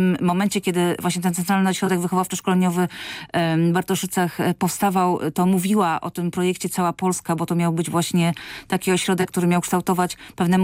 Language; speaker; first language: Polish; native; Polish